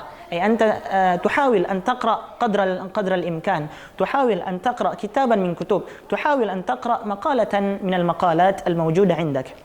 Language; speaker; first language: Arabic; non-native, fluent; Indonesian